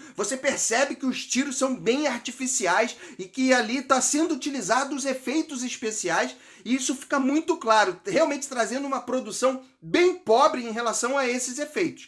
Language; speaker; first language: Portuguese; native; Portuguese